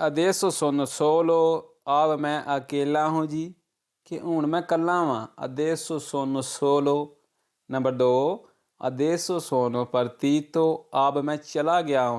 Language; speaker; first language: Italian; non-native, fluent; Urdu